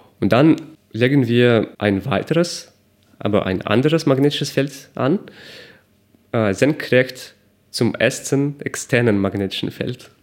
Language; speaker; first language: German; non-native, fluent; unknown